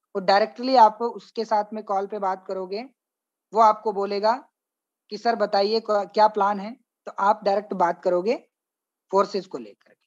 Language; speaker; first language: Hindi; native; Hindi